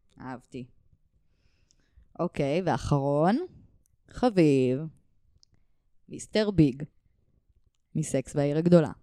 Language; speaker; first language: Hebrew; native; Hebrew